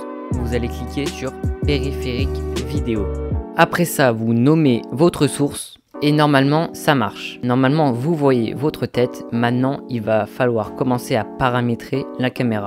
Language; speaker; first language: French; native; French